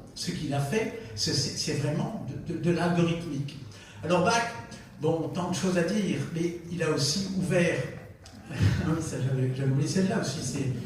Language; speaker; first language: French; native; French